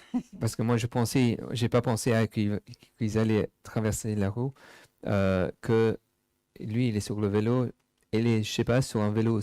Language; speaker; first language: French; non-native, fluent; English